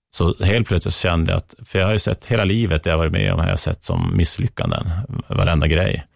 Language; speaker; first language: Swedish; native; Swedish